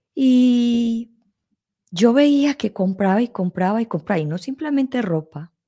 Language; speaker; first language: Spanish; native; Spanish